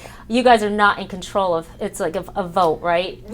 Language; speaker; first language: English; native; English